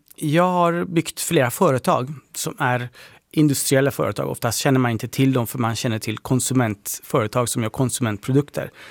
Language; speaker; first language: Swedish; early bilingual, other home language; Persian